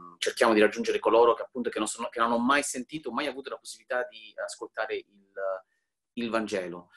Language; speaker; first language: Italian; early bilingual, heritage; Italian